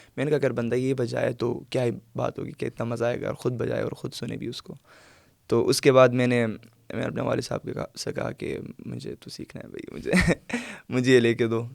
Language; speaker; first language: Urdu; non-native, local second language; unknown